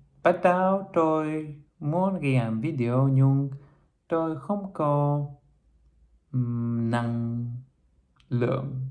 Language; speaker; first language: Vietnamese; non-native, learner; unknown